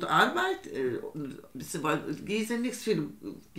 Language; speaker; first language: German; non-native, learner; Turkish